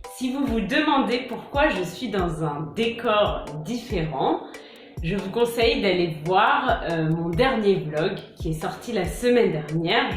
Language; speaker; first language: French; native; French